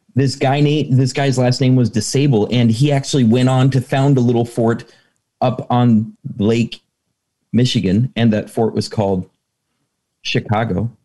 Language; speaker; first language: English; native; English